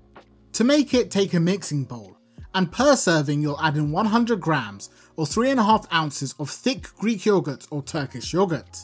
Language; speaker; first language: English; native; English